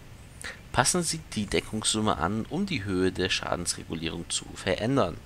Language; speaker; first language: German; native; German